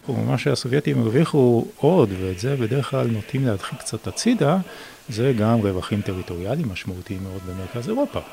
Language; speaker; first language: Hebrew; non-native, fluent; Polish